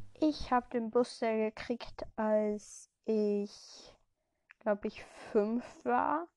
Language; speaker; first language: German; early bilingual, heritage; German